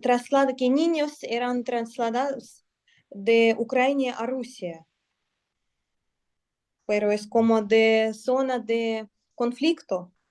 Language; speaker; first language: Spanish; non-native, learner; Russian